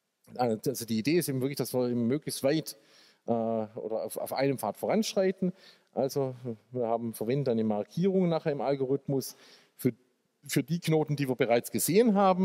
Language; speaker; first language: German; native; German